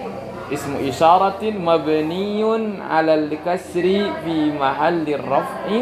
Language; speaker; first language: Arabic; non-native, fluent; Indonesian